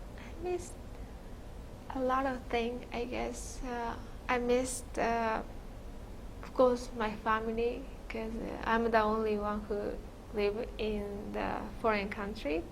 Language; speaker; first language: English; non-native, fluent; Japanese